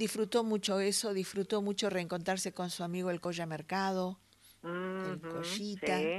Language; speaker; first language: Spanish; native; Spanish